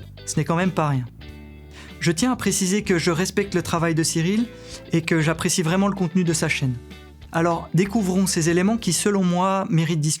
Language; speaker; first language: French; native; French